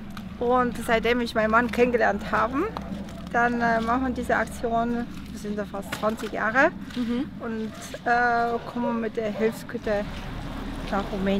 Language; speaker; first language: German; non-native, fluent; Romanian